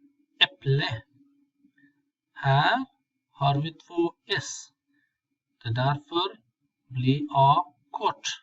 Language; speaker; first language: Swedish; non-native, fluent; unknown